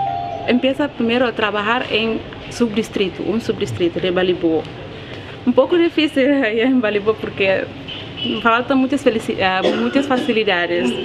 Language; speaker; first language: Spanish; non-native, learner; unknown